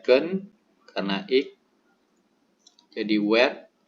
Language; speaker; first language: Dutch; non-native, learner; Indonesian